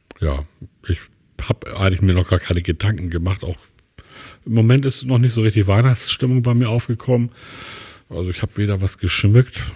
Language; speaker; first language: German; native; German